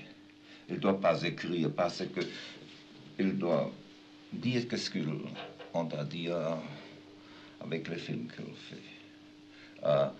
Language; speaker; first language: French; non-native, fluent; German